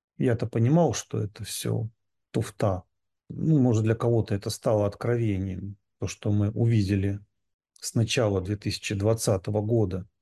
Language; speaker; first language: Russian; native; Russian